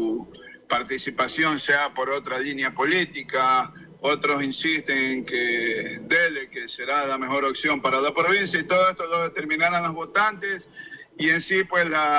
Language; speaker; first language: Spanish; native; Spanish